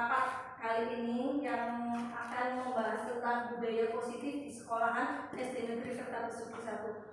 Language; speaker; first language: Indonesian; non-native, local second language; Javanese